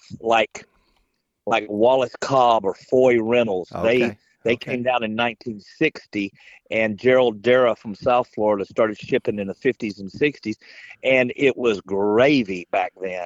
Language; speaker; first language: English; native; English